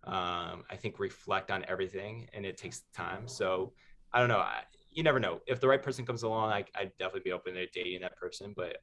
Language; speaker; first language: English; native; English